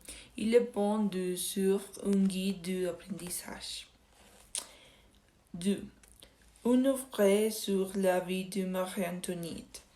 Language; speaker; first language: French; non-native, learner; Spanish